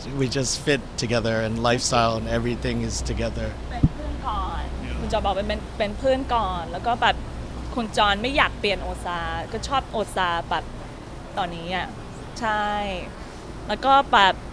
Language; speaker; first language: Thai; non-native, learner; English